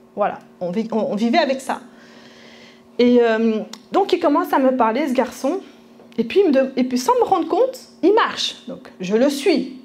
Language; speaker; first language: French; early bilingual, other home language; Spanish